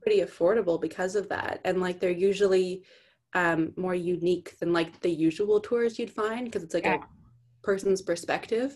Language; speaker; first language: English; native; English